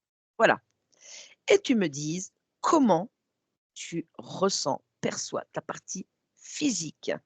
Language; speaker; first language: French; native; French